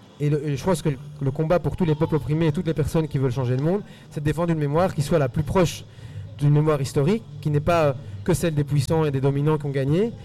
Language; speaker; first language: French; early bilingual, other home language; Spanish